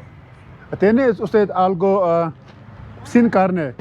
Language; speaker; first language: Spanish; non-native, learner; Urdu